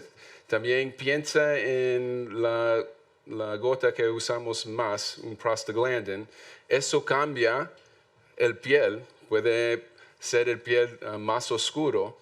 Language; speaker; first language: Spanish; non-native, learner; English